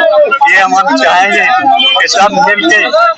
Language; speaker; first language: Hindi; native; Hindi